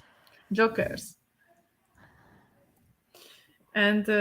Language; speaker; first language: English; non-native, learner; Italian